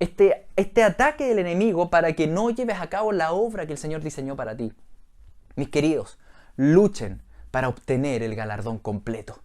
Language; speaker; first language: Spanish; native; Spanish